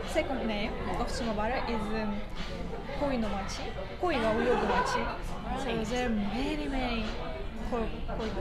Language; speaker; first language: English; non-native, learner; Russian